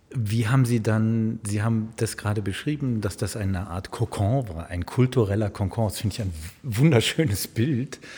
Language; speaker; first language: German; native; German